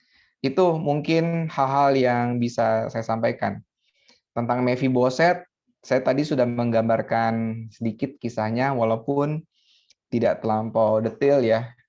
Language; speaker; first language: Indonesian; native; Indonesian